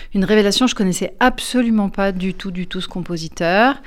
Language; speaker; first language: French; native; French